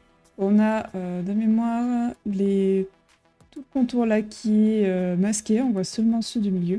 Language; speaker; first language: French; native; French